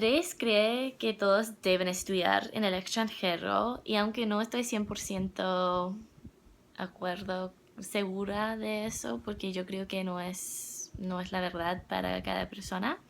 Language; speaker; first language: Spanish; non-native, learner; English